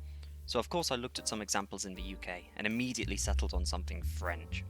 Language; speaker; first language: English; native; English